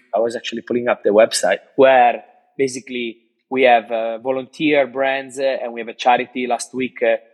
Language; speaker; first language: English; non-native, fluent; Italian